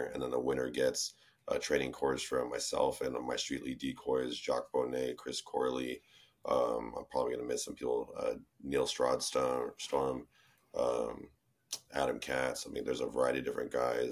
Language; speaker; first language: English; native; English